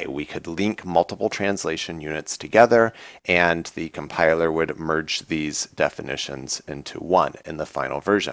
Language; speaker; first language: English; native; English